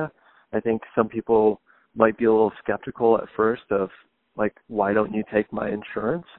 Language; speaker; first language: English; native; English